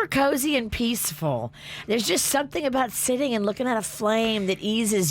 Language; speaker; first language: English; native; English